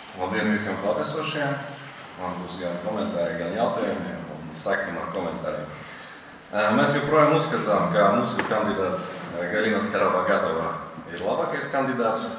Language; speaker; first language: Latvian; non-native, local second language; Russian